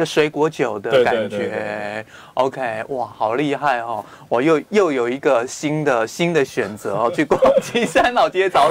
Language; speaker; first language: Chinese; native; Chinese